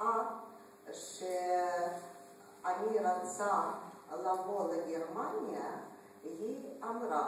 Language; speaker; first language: Hebrew; non-native, learner; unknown